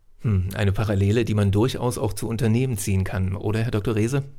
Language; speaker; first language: German; native; German